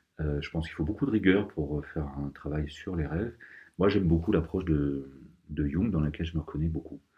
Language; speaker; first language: French; native; French